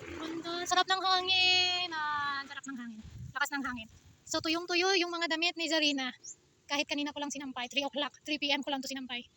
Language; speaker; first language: Filipino; non-native, local second language; Hiligaynon